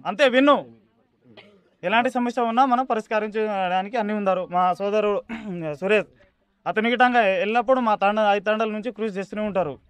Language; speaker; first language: Telugu; non-native, local second language; Lambadi